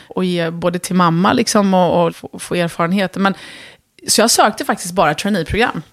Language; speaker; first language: Swedish; early bilingual, other home language; Arabic